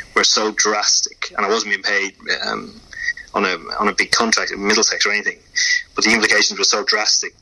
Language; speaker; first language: English; native; English